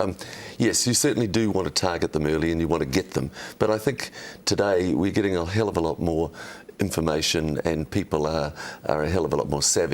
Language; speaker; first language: English; native; English